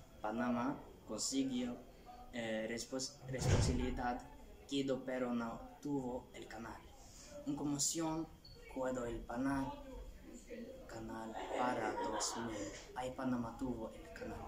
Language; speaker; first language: Spanish; non-native, learner; Swedish